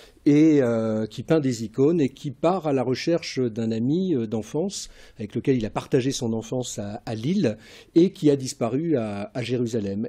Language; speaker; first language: French; native; French